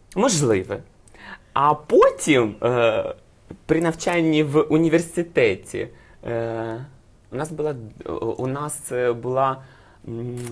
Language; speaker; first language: Ukrainian; non-native, local second language; Russian